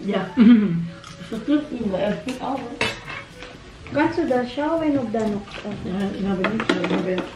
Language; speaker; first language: German; non-native, learner; Filipino